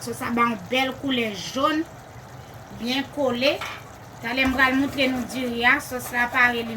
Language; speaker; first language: French; non-native, learner; Haitian Creole